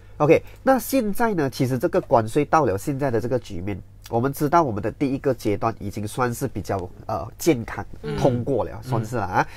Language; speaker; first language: Chinese; native; Chinese